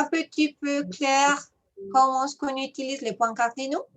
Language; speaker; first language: French; non-native, fluent; Spanish